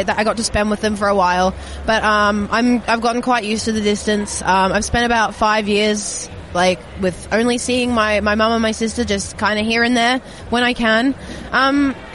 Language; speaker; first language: English; native; English